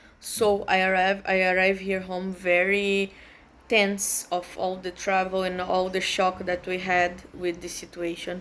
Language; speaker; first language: English; non-native, learner; Portuguese